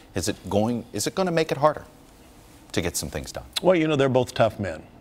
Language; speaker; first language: English; native; English